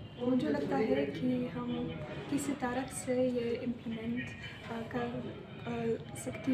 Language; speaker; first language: Hindi; non-native, learner; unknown